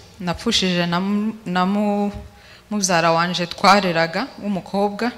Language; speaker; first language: Kinyarwanda; native; Kinyarwanda